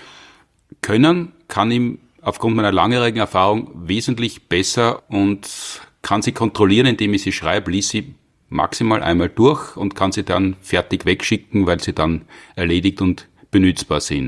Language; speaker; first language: German; native; German